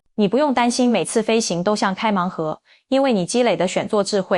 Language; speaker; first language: Chinese; native; Chinese